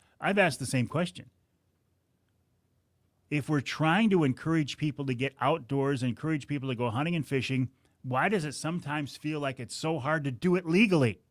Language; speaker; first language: English; native; English